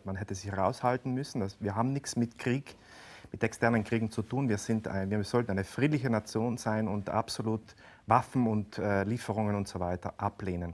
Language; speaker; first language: German; native; German